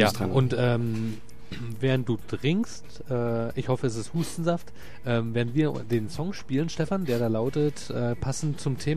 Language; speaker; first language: German; native; German